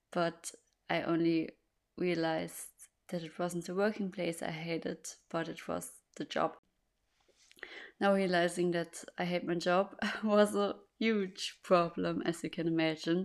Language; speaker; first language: English; non-native, fluent; German